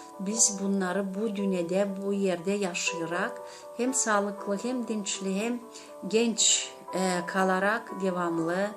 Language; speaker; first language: Turkish; non-native, learner; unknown